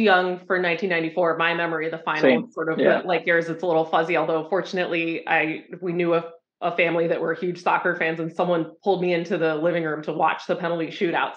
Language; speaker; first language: English; native; English